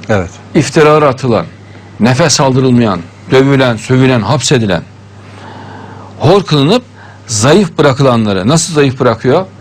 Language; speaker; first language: Turkish; native; Turkish